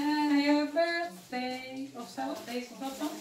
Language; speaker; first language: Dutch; native; Dutch